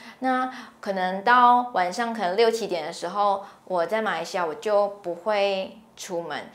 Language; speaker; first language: Chinese; native; Chinese